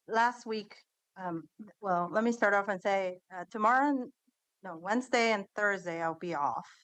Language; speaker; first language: English; early bilingual, other home language; Somali